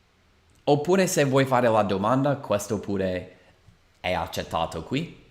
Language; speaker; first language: Italian; non-native, fluent; English